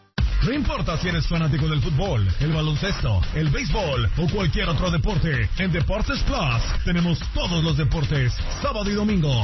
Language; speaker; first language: Spanish; native; Spanish